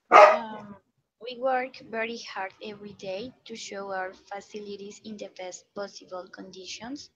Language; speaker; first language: English; non-native, learner; Spanish